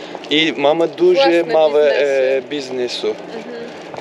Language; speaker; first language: Polish; non-native, learner; Turkish